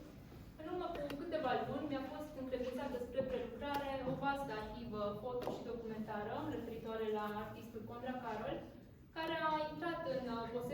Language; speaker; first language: Romanian; native; Romanian